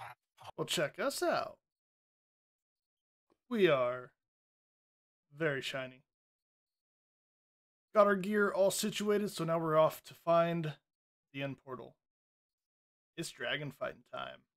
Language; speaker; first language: English; native; English